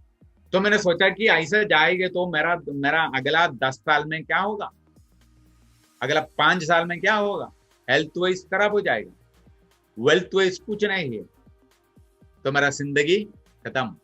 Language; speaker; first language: Hindi; non-native, local second language; Malayalam